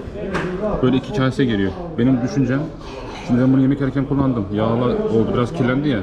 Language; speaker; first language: Turkish; native; Turkish